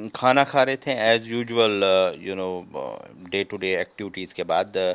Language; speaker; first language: Hindi; native; Hindi